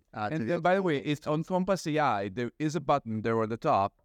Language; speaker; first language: English; non-native, fluent; Hebrew